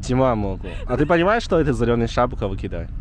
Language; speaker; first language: Russian; non-native, learner; Chinese